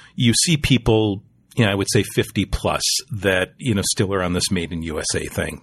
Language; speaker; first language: English; native; English